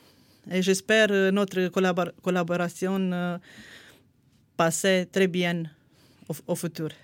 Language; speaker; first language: French; non-native, fluent; Romanian